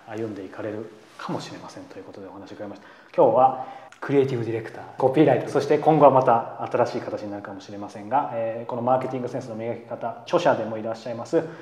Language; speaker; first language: Japanese; native; Japanese